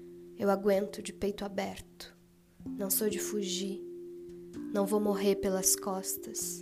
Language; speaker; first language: Portuguese; native; Portuguese